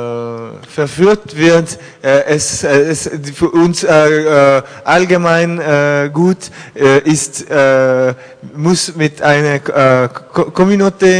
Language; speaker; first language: German; non-native, learner; French